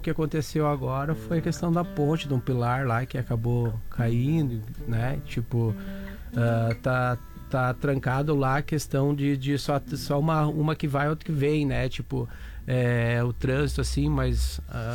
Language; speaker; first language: Portuguese; native; Portuguese